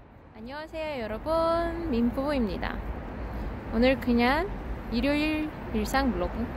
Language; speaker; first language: Korean; non-native, fluent; Russian